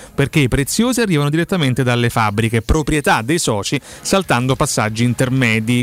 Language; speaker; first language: Italian; native; Italian